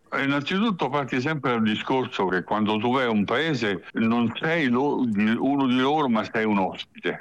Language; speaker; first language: Italian; native; Italian